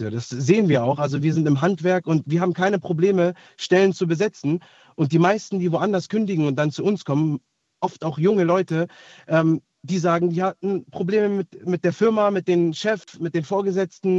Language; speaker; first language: German; native; German